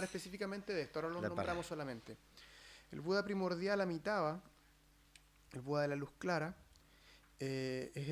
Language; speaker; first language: Spanish; native; Spanish